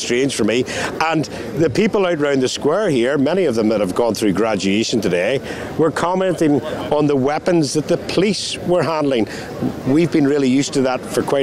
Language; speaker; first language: English; native; English